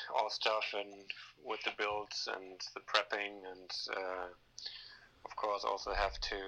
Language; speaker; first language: English; non-native, fluent; Danish